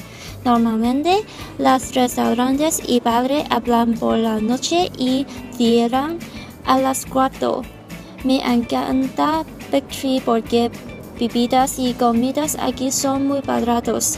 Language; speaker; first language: Spanish; non-native, learner; Cantonese